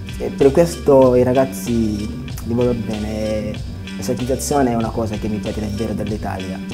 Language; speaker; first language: Italian; non-native, learner; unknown